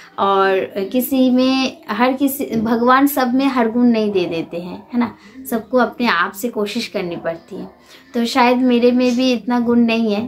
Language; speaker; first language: Hindi; non-native, fluent; Bangla